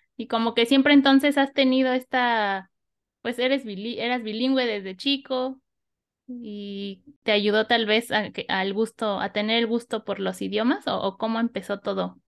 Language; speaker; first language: Spanish; native; Spanish